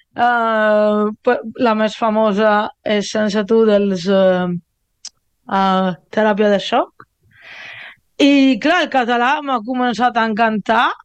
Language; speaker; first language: Catalan; non-native, learner; Italian